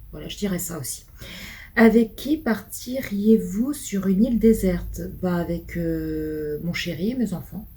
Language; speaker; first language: French; early bilingual, other home language; Portuguese